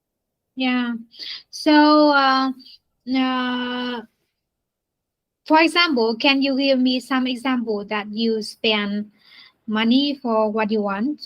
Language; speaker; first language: English; non-native, learner; Vietnamese